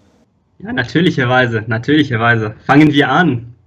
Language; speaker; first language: German; non-native, fluent; Arabic